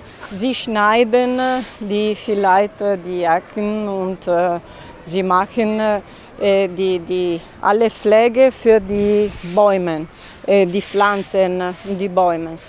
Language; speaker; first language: German; non-native, learner; Italian